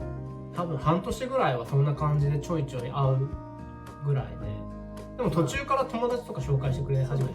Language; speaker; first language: Japanese; native; Japanese